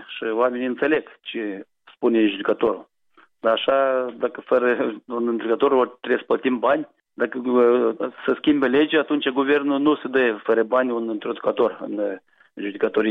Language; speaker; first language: Romanian; non-native, local second language; Gagauz